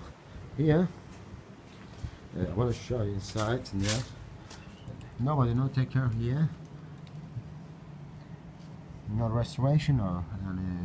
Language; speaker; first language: English; non-native, learner; Turkish